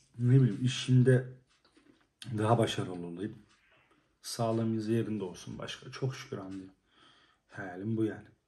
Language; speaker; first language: Turkish; native; Turkish